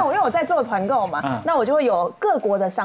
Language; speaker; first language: Chinese; native; Chinese